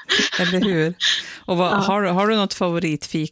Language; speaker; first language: Swedish; native; Swedish